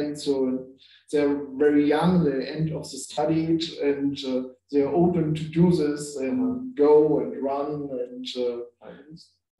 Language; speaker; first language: English; non-native, learner; German